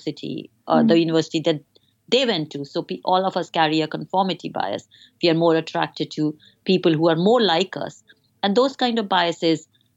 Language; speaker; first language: English; non-native, local second language; Hindi